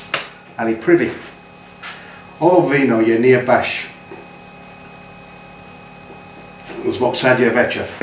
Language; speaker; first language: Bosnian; non-native, learner; English